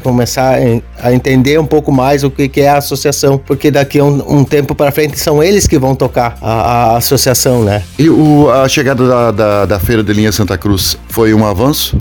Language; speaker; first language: Portuguese; native; Portuguese